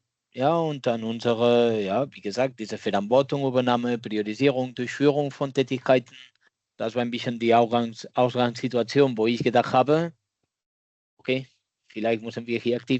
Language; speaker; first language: German; non-native, fluent; Catalan